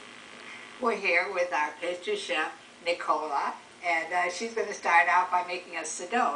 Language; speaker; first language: English; native; English